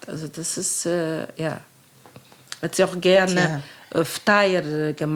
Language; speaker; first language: German; non-native, fluent; Arabic